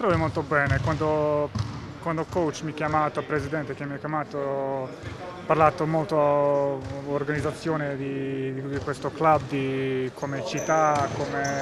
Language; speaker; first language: Italian; non-native, learner; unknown